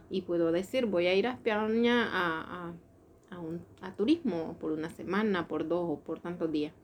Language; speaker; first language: Spanish; native; Spanish